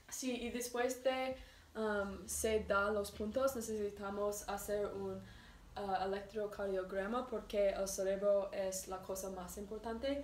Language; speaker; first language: Spanish; non-native, learner; English